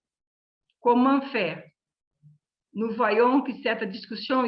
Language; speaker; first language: French; non-native, learner; Portuguese